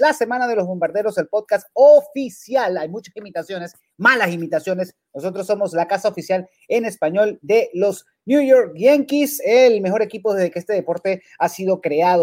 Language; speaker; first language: Spanish; native; Spanish